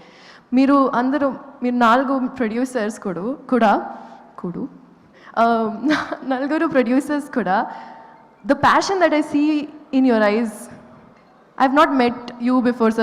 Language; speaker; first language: Telugu; non-native, local second language; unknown